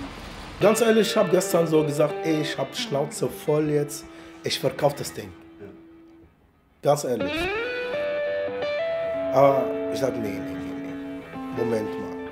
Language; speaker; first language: German; non-native, fluent; Arabic